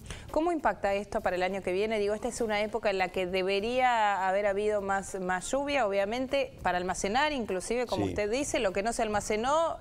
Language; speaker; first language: Spanish; native; Spanish